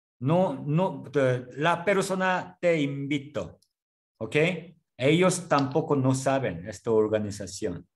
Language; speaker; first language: Spanish; non-native, learner; Korean